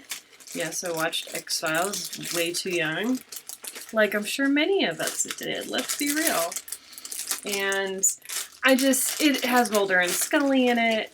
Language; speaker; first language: English; native; English